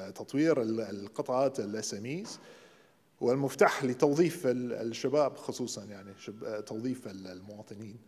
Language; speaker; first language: Arabic; non-native, fluent; English